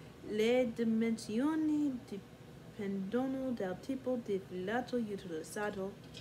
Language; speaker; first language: Italian; non-native, learner; English